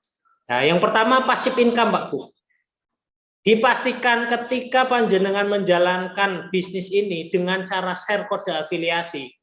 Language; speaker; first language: Indonesian; non-native, local second language; Javanese